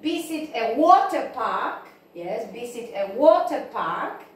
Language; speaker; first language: English; non-native, fluent; Spanish